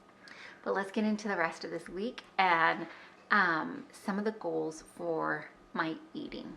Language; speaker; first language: English; native; English